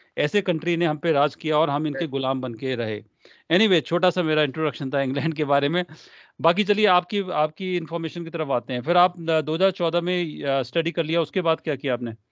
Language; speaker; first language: Hindi; non-native, local second language; Punjabi